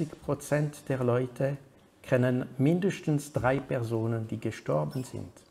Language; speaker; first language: German; non-native, fluent; French